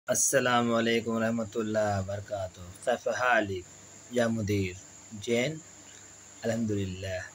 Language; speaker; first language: Arabic; non-native, learner; Hindi